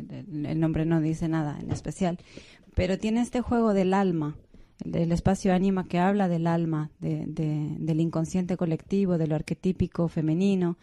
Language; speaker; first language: Spanish; native; Spanish